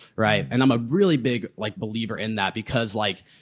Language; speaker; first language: English; native; English